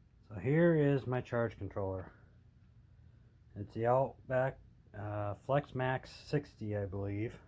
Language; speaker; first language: English; native; English